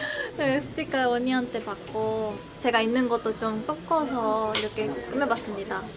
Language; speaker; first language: Korean; non-native, learner; Japanese